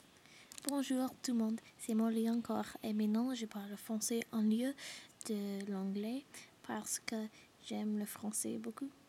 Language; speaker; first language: French; non-native, learner; English